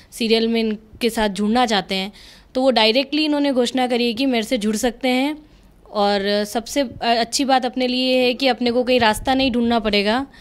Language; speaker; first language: Hindi; native; Hindi